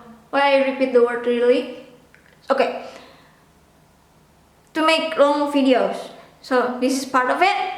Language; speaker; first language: English; non-native, local second language; Indonesian